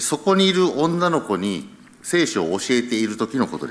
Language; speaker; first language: Japanese; early bilingual, heritage; Japanese